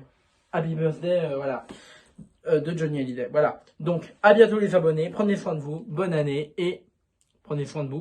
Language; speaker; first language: French; native; French